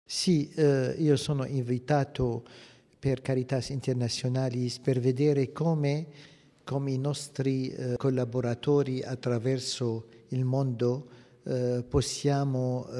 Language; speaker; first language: Italian; non-native, fluent; Arabic